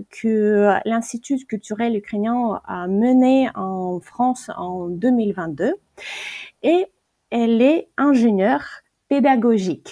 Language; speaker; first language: French; non-native, fluent; Ukrainian